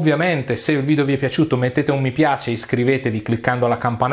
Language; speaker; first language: Italian; native; Italian